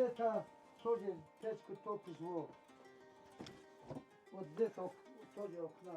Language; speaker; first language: Russian; non-native, learner; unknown